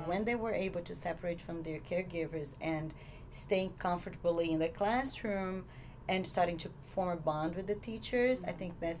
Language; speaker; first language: English; non-native, fluent; Portuguese